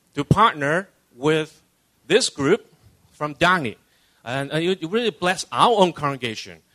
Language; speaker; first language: English; non-native, local second language; Cantonese